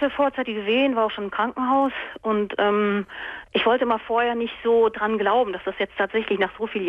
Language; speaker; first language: German; native; German